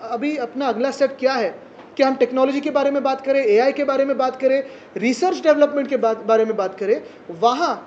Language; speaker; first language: Hindi; non-native, local second language; Marathi